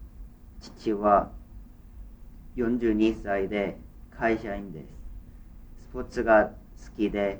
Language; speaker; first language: Japanese; non-native, learner; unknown